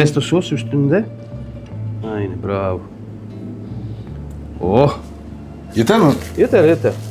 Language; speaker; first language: Turkish; non-native, learner; French